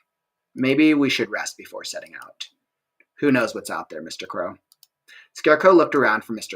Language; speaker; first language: English; native; English